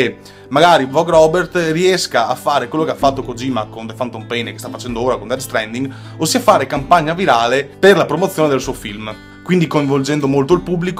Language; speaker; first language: Italian; native; Italian